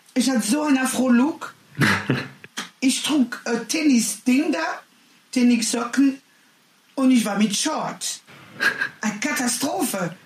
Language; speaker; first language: German; non-native, learner; French